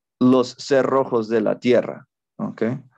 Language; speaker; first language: Spanish; non-native, fluent; English